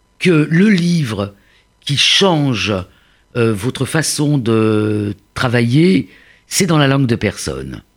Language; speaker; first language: French; native; French